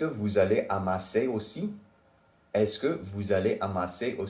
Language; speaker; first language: French; non-native, learner; English